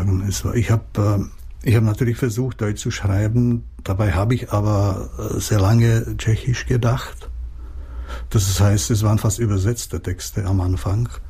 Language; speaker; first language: German; non-native, fluent; Czech